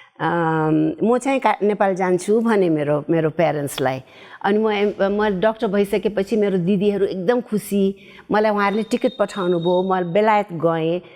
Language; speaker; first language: Nepali; early bilingual, heritage; Nepali